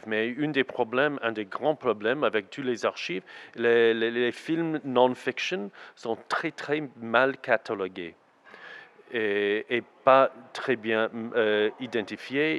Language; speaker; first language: French; non-native, learner; English